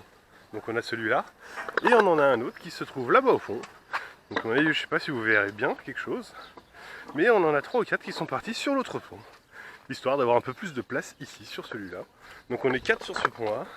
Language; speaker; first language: French; native; French